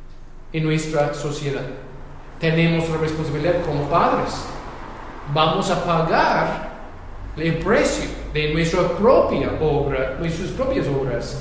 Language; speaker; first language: Spanish; non-native, fluent; English